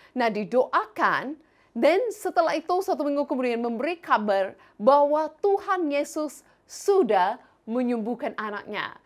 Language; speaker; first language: Indonesian; non-native, fluent; English